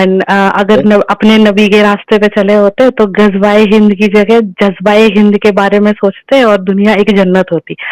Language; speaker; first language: Hindi; native; Hindi